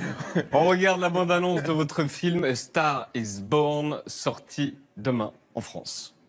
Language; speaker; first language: French; native; French